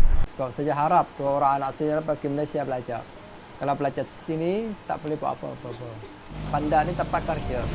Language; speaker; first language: Indonesian; non-native, learner; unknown